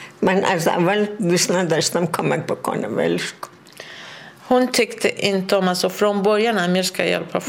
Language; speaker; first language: Swedish; non-native, fluent; Persian